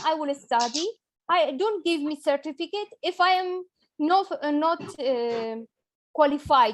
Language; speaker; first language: English; non-native, fluent; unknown